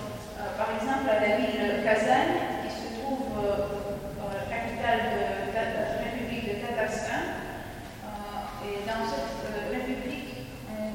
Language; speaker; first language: French; non-native, fluent; Russian